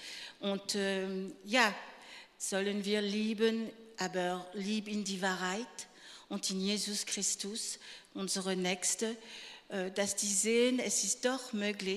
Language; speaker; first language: German; non-native, fluent; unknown